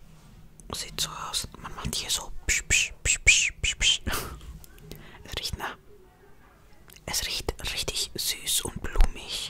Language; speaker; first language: German; non-native, fluent; Estonian